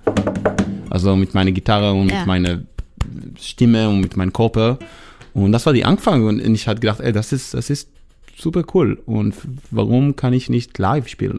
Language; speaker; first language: German; non-native, learner; Hebrew